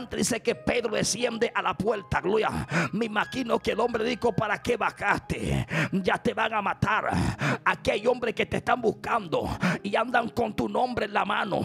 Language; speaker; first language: Spanish; native; Spanish